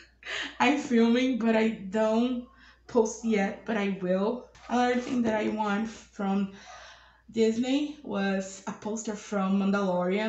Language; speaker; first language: English; non-native, learner; Portuguese